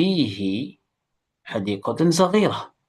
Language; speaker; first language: Arabic; non-native, fluent; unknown